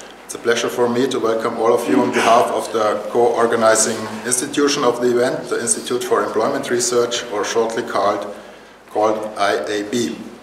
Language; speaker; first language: English; non-native, fluent; German